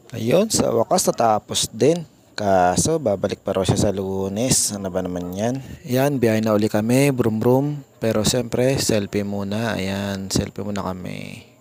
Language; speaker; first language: Filipino; native; Filipino